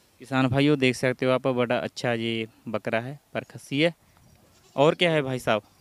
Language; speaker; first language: Hindi; non-native, local second language; Punjabi